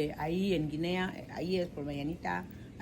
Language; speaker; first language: Spanish; non-native, learner; Filipino